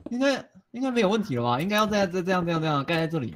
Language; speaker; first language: Chinese; native; Chinese